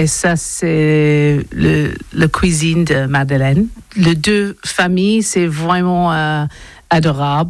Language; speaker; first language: French; non-native, learner; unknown